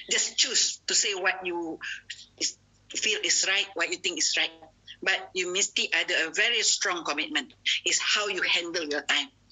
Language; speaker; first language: English; non-native, local second language; Malay